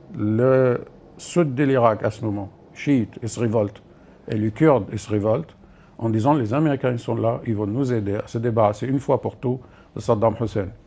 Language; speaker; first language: French; non-native, fluent; Arabic